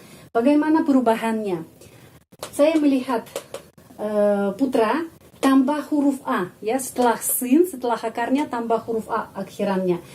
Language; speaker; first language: Indonesian; non-native, fluent; Russian